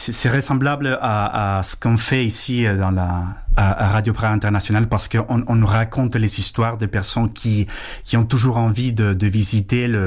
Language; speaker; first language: French; non-native, fluent; Spanish